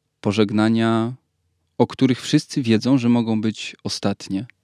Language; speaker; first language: Polish; native; Polish